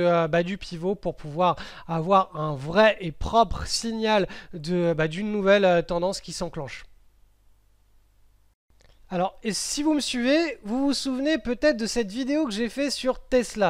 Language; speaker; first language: French; native; French